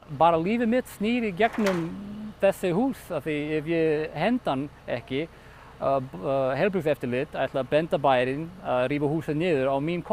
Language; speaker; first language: Icelandic; non-native, fluent; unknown